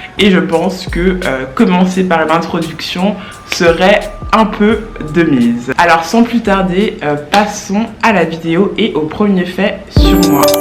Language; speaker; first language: French; native; French